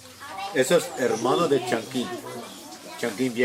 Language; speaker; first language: Spanish; non-native, local second language; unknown